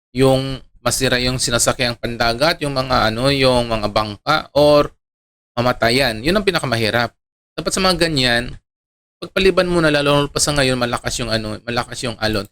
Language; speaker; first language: Filipino; non-native, local second language; Iloko